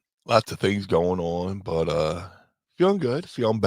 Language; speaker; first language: English; native; English